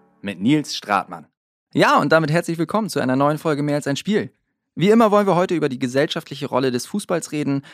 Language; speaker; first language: German; native; German